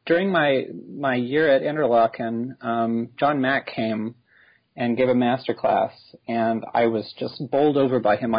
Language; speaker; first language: English; native; English